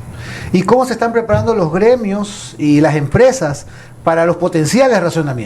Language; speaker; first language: Spanish; native; Spanish